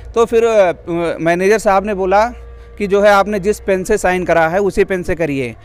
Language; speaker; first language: Hindi; native; Hindi